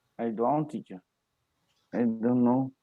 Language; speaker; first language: English; non-native, learner; Spanish